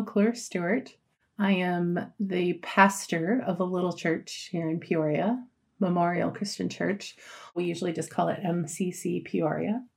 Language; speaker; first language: English; native; English